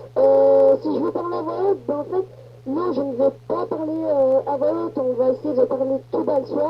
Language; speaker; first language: French; native; French